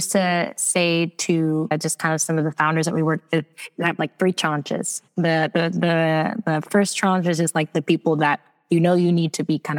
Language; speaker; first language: English; native; English